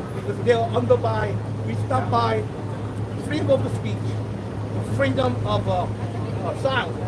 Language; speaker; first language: English; non-native, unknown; Korean